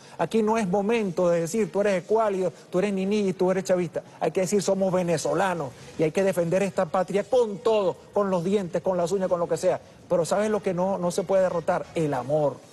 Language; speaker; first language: Spanish; early bilingual, other home language; English